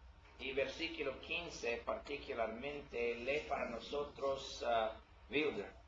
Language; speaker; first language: Spanish; non-native, learner; English